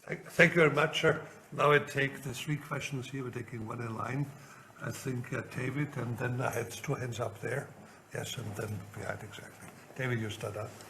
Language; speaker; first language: English; non-native, fluent; German